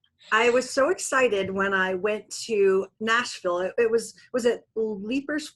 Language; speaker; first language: English; native; English